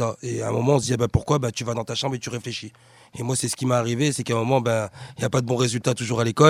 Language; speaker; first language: French; native; French